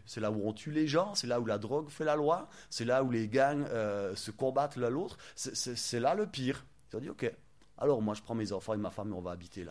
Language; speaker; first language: French; native; French